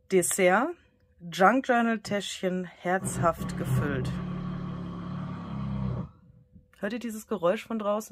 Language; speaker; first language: German; native; German